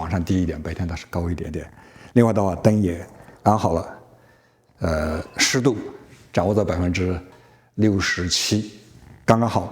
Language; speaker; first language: Chinese; native; Chinese